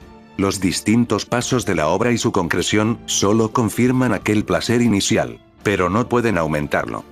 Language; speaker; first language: Spanish; native; Spanish